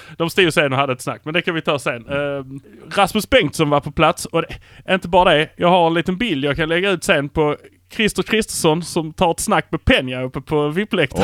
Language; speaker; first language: Swedish; native; Swedish